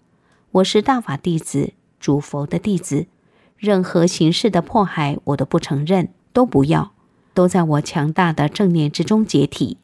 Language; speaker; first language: Chinese; native; Chinese